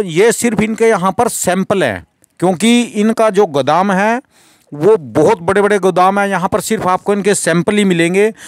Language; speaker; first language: Hindi; native; Hindi